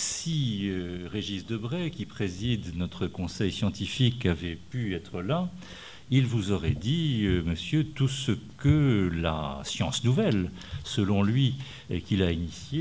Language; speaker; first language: French; native; French